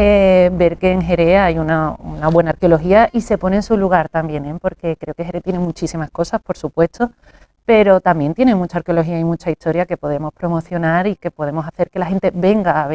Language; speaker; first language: Spanish; native; Spanish